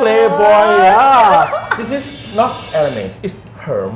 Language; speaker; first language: English; non-native, learner; Thai